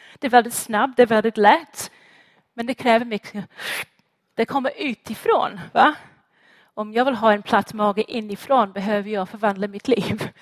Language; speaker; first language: Swedish; non-native, fluent; English